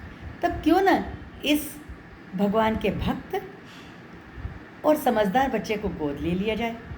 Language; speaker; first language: Hindi; native; Hindi